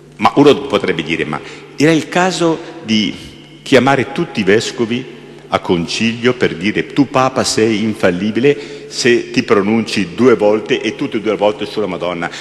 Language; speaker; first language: Italian; native; Italian